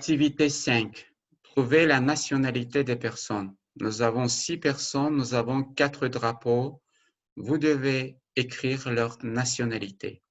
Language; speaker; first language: French; non-native, fluent; Azerbaijani